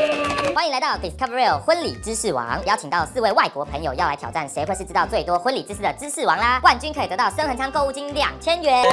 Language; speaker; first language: Chinese; native; Chinese